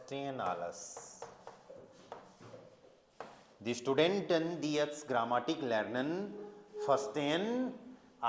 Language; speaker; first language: German; non-native, fluent; Hindi